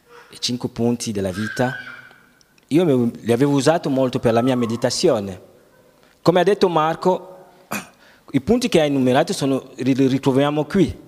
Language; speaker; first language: Italian; non-native, fluent; French